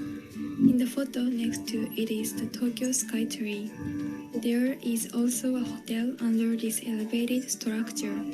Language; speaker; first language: English; non-native, learner; Japanese